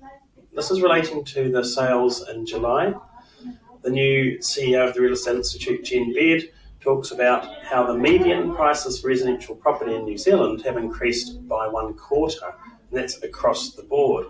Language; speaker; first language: English; native; English